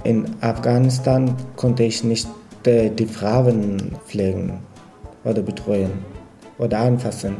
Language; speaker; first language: German; non-native, learner; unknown